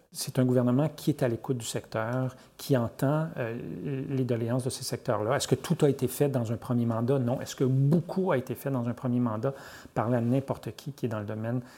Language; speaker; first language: French; native; French